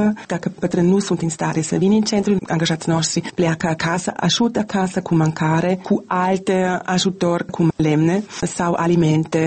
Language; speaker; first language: Romanian; non-native, learner; German